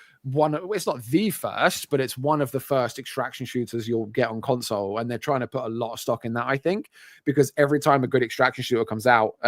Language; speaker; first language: English; native; English